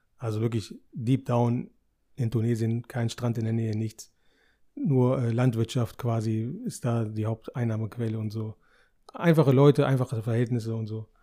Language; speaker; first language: German; native; German